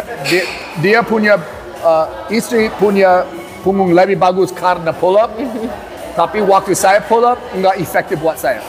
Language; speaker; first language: Indonesian; non-native, learner; English